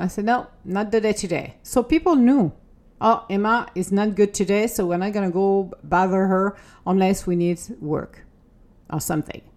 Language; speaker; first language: English; non-native, fluent; French